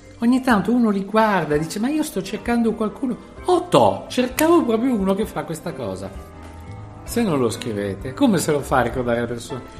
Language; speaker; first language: Italian; native; Italian